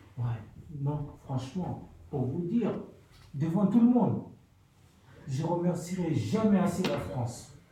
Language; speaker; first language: French; non-native, fluent; Soninke